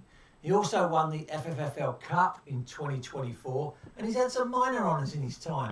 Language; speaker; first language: English; native; English